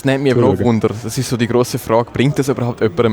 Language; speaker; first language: German; native; German